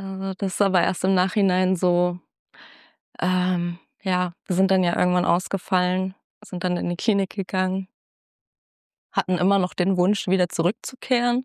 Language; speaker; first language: German; native; German